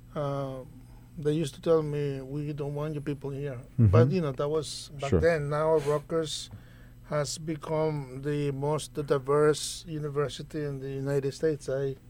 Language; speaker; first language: English; non-native, fluent; Spanish